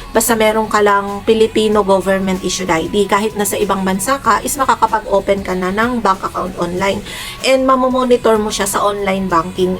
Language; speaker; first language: Filipino; native; Filipino